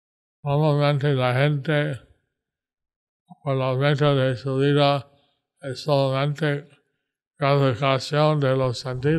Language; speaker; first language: Spanish; non-native, learner; English